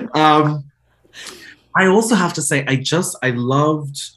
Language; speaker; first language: English; native; English